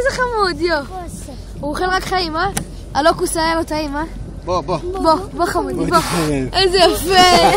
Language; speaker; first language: Hebrew; native; Hebrew